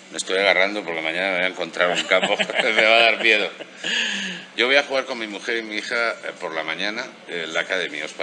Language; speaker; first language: Spanish; native; Spanish